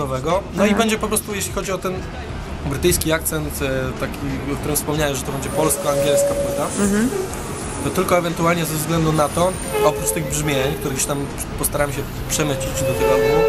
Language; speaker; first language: Polish; native; Polish